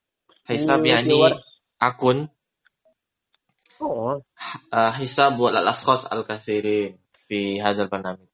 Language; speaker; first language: Arabic; non-native, learner; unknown